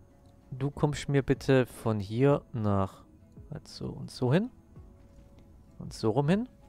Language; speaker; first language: German; native; German